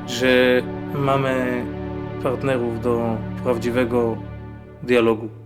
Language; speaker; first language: Polish; non-native, fluent; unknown